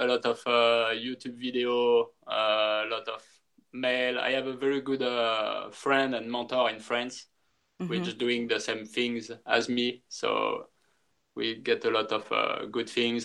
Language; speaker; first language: English; non-native, fluent; French